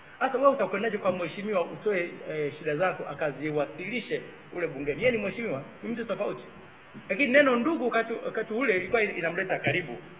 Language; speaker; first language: Swahili; native; Swahili